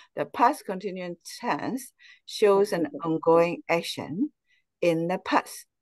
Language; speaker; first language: English; non-native, fluent; Burmese